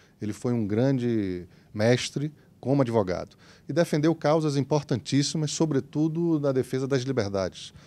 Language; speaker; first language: Portuguese; native; Portuguese